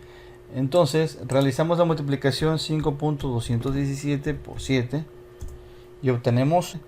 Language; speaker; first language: Spanish; native; Spanish